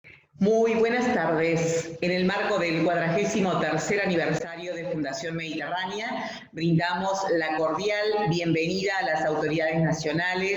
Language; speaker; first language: Spanish; native; Spanish